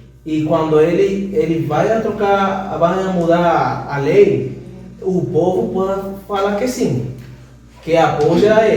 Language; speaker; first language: Portuguese; non-native, fluent; Spanish